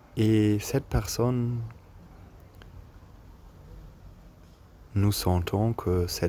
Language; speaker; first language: French; non-native, learner; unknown